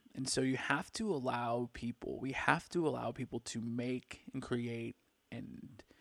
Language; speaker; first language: English; native; English